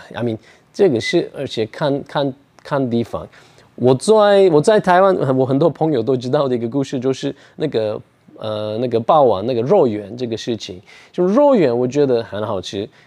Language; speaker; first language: Chinese; non-native, fluent; Turkish